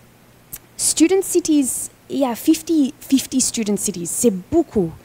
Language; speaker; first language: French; non-native, fluent; English